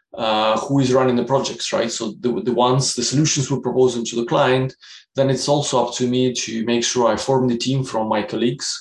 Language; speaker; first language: English; non-native, fluent; Russian